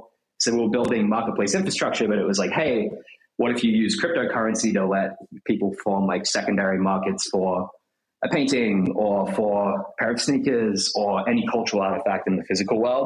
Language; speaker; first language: English; native; English